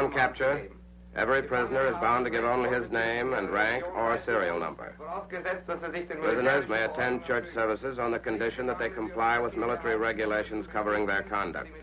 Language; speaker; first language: English; native; English